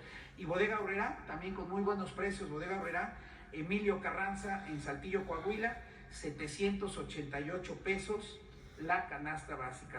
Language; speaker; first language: Spanish; native; Spanish